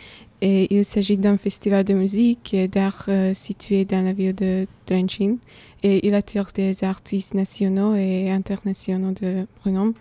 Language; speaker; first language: French; non-native, fluent; Slovak